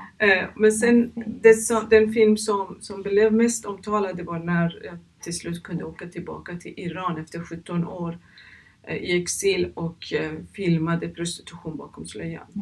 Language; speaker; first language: Swedish; non-native, fluent; Persian